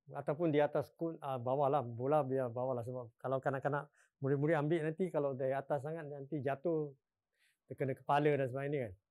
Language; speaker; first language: Malay; non-native, local second language; Chinese